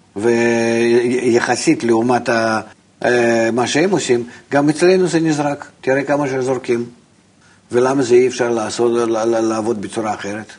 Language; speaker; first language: Hebrew; non-native, fluent; Russian